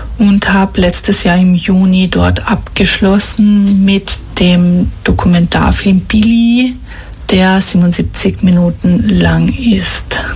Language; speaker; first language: German; non-native, local second language; Slovenian